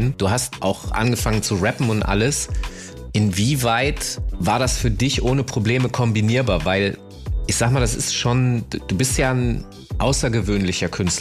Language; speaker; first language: German; native; German